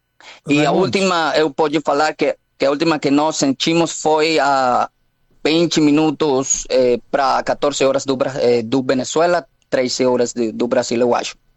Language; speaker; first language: Portuguese; non-native, fluent; Spanish